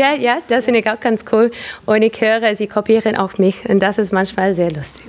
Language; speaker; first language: German; non-native, fluent; English